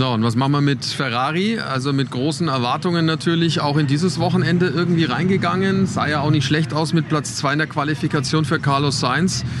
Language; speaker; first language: German; native; German